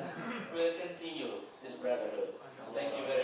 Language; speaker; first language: English; non-native, fluent; Indonesian